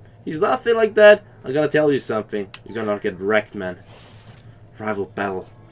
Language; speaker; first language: English; non-native, fluent; German